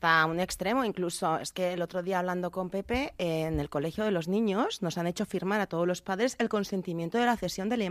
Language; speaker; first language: Spanish; native; Spanish